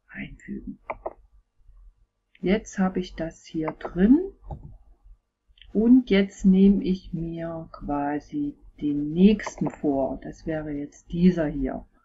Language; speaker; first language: German; native; German